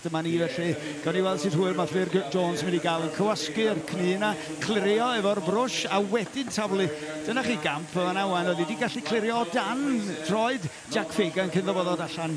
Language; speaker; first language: Welsh; native; Welsh